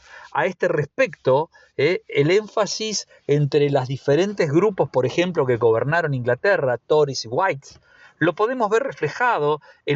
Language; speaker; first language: Spanish; native; Spanish